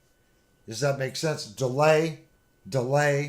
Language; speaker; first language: English; native; English